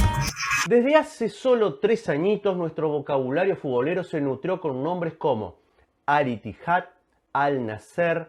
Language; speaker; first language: Spanish; native; Spanish